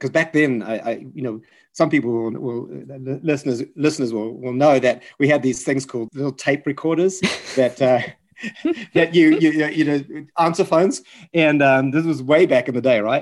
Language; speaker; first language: English; native; English